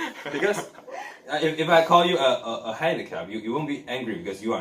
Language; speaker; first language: English; non-native, learner; Chinese